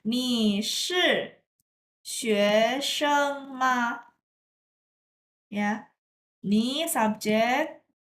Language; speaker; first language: Chinese; non-native, fluent; Indonesian